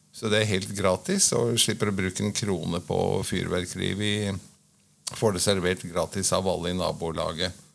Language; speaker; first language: Norwegian; native; Norwegian